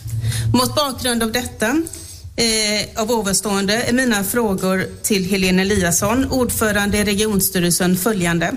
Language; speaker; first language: Swedish; native; Swedish